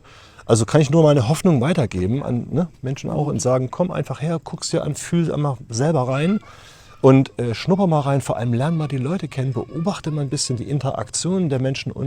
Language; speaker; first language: German; native; German